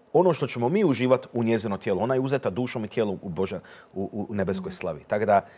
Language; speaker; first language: Serbian; early bilingual, heritage; Serbian